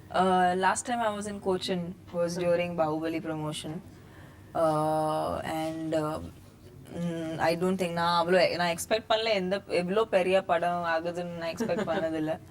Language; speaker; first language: Tamil; non-native, fluent; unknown